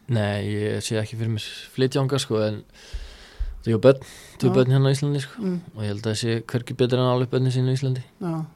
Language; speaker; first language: Icelandic; early bilingual, other home language; Serbian